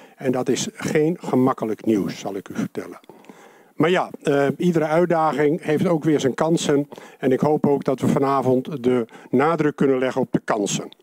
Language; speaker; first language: Dutch; non-native, local second language; Western Frisian